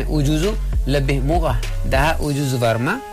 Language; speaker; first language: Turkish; non-native, fluent; Malay